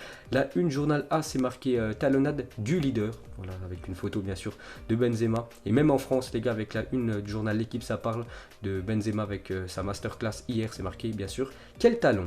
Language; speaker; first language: French; native; French